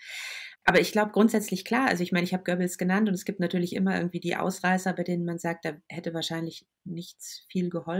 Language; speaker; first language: German; native; German